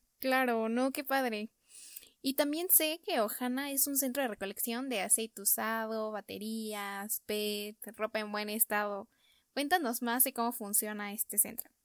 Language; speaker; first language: Spanish; native; Spanish